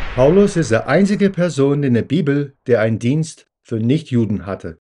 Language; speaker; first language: German; non-native, fluent; English